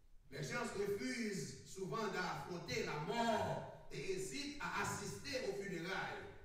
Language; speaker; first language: French; native; French